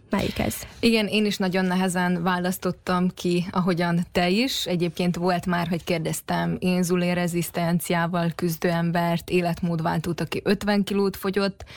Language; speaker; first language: Hungarian; native; Hungarian